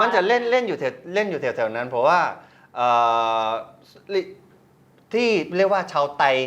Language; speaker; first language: Thai; non-native, learner; Chinese